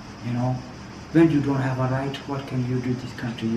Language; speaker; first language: English; non-native, learner; Persian